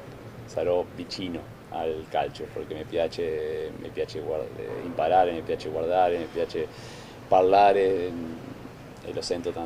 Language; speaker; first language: Italian; non-native, fluent; Spanish